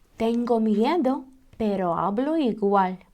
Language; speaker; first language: Spanish; non-native, fluent; Ukrainian